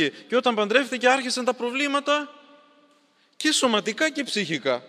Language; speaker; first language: Greek; native; Greek